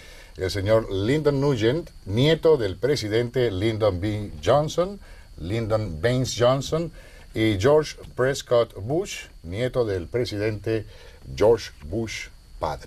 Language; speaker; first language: Spanish; native; Spanish